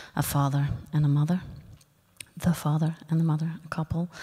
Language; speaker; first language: English; non-native, fluent; Dutch